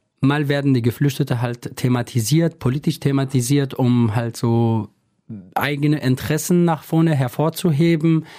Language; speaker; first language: German; non-native, fluent; Kurdish